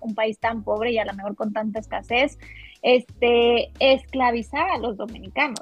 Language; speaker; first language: Spanish; native; Spanish